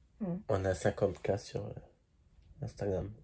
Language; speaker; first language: French; native; French